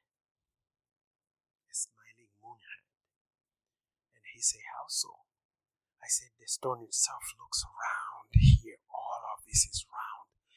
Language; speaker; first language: English; non-native, local second language; Shona